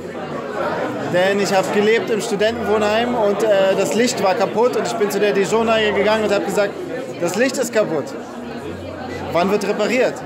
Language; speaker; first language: German; native; German